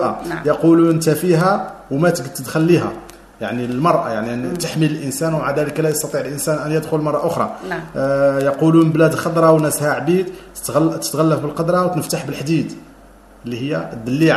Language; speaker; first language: Arabic; native; Arabic